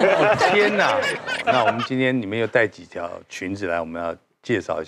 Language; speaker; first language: Chinese; native; Chinese